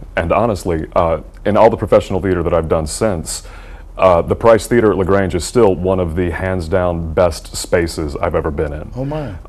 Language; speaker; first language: English; native; English